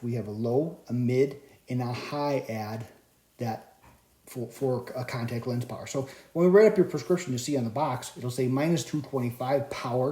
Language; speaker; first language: English; native; English